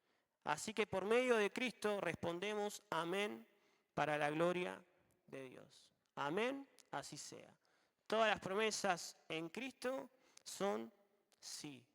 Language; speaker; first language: Spanish; native; Spanish